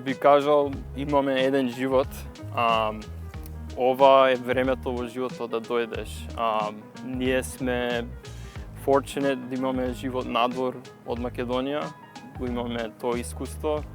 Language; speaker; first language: Macedonian; early bilingual, heritage; Macedonian